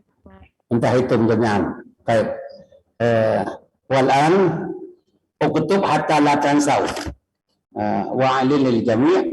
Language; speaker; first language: Arabic; non-native, fluent; Indonesian